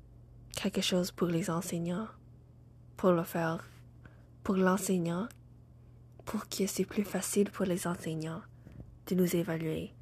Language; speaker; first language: French; non-native, learner; English